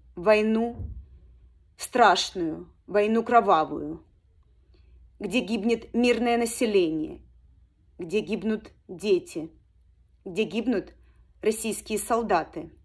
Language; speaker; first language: Russian; native; Russian